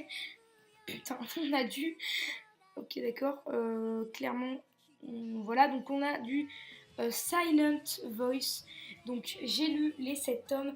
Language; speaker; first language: French; native; French